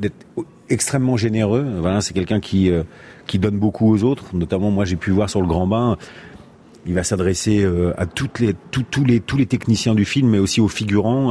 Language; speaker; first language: French; native; French